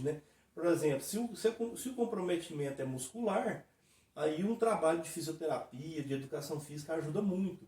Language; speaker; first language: Portuguese; native; Portuguese